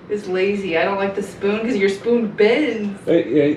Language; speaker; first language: English; native; English